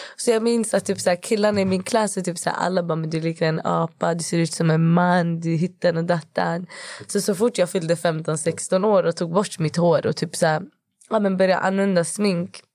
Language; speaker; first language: Swedish; early bilingual, other home language; Kurdish